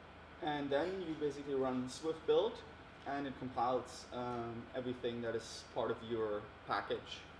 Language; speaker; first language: English; non-native, fluent; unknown